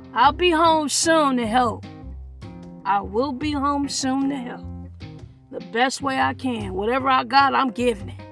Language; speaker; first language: English; early bilingual, other home language; Yoruba